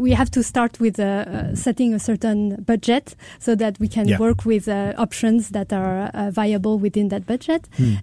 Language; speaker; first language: English; non-native, fluent; French